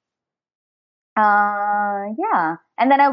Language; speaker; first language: English; non-native, local second language; Hindi